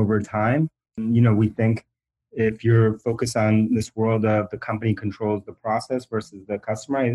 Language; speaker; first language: English; early bilingual, other home language; Spanish